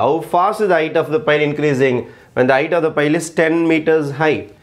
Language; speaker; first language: English; non-native, local second language; Tamil